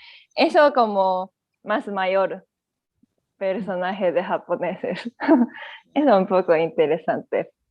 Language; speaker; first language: Spanish; non-native, learner; Japanese